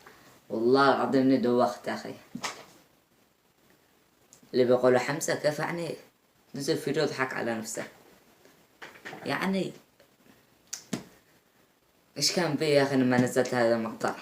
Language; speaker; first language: Arabic; native; Arabic